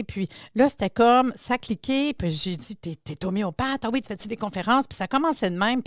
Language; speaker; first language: French; native; French